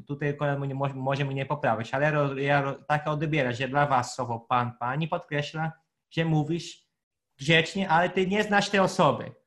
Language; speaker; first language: Polish; non-native, fluent; Portuguese